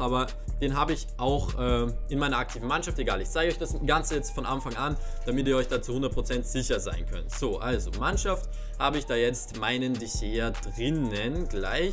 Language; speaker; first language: German; native; German